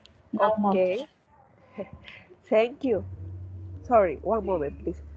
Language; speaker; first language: English; non-native, learner; Spanish